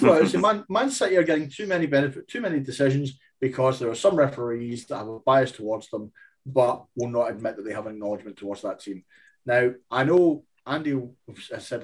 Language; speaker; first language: English; native; English